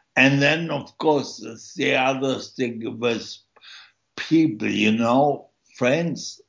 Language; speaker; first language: English; early bilingual, other home language; German